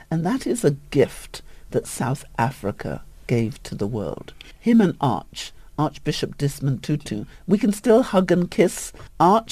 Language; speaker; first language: English; native; English